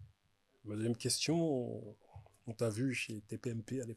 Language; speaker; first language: French; early bilingual, other home language; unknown